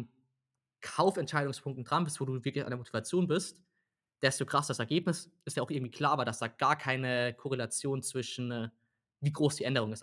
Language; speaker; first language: German; native; German